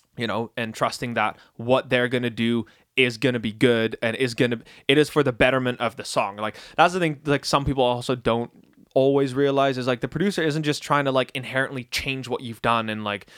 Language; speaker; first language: English; early bilingual, other home language; Dutch